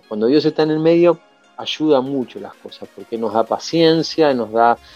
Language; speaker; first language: Spanish; native; Spanish